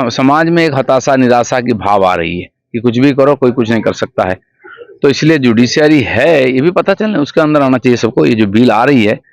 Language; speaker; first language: Hindi; non-native, local second language; Bangla